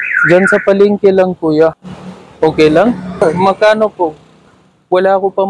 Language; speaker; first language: Filipino; non-native, fluent; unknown